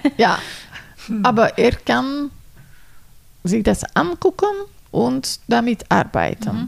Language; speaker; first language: German; non-native, fluent; Dutch